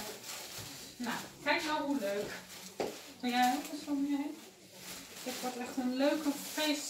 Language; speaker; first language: Dutch; native; Dutch